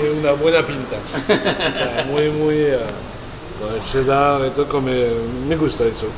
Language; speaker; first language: Spanish; non-native, learner; French